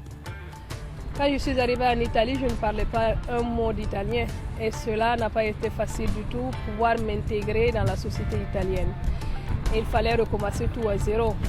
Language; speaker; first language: French; non-native, local second language; Mossi